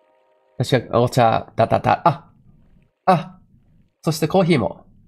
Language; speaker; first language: Japanese; non-native, fluent; English